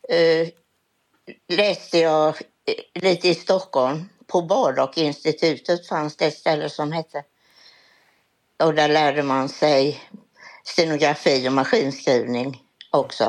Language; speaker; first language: Swedish; native; Swedish